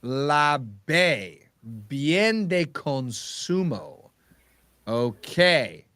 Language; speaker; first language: Spanish; non-native, learner; English